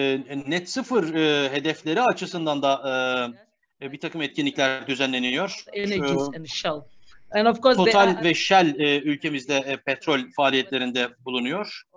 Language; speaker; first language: Turkish; native; Turkish